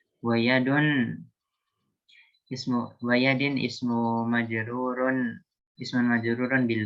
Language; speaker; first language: Arabic; non-native, learner; Indonesian